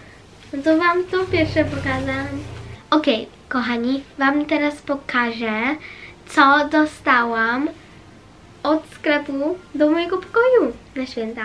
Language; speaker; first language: Polish; early bilingual, heritage; Polish